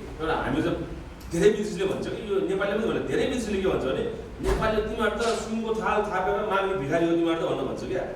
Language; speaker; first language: Nepali; native; Nepali